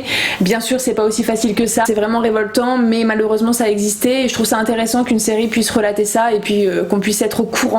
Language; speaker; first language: French; native; French